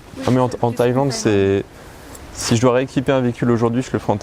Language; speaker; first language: French; native; French